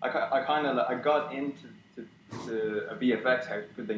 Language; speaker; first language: English; native; English